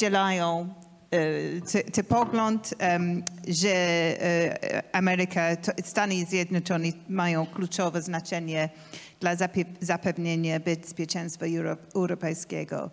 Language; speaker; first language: Polish; non-native, learner; English